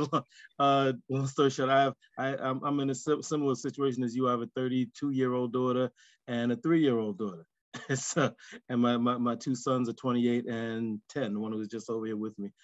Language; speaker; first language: English; native; English